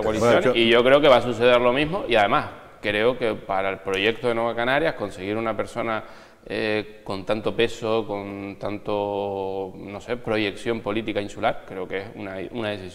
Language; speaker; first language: Spanish; native; Spanish